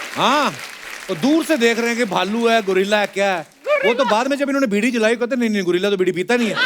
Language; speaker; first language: Hindi; non-native, local second language; Punjabi